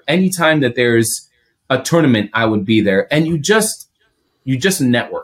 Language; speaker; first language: English; non-native, fluent; Greek